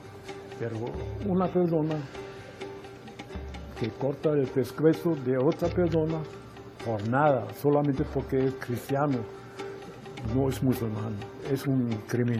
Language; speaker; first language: Spanish; non-native, fluent; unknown